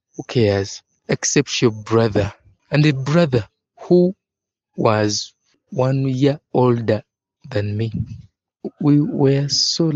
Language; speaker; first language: English; non-native, local second language; Ganda